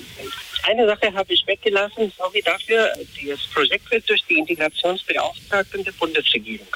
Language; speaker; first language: German; non-native, fluent; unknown